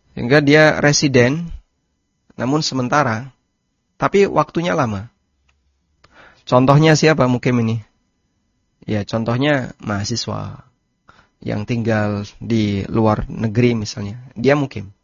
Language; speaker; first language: Indonesian; non-native, local second language; Javanese